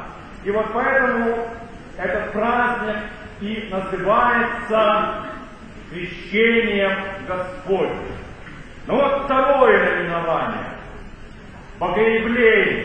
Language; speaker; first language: Russian; native; Russian